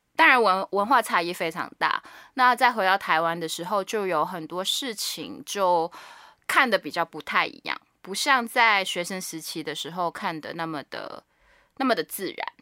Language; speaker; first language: Chinese; native; Chinese